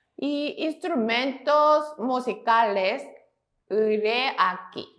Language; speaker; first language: Spanish; non-native, fluent; Korean